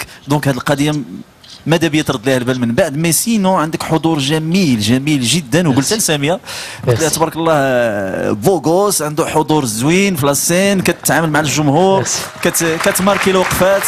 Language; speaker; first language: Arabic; native; Arabic